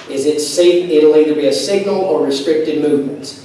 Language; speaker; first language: English; native; English